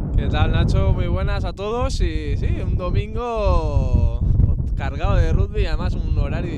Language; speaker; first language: Spanish; native; Spanish